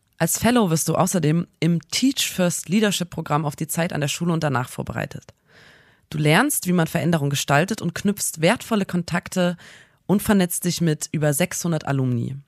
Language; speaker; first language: German; native; German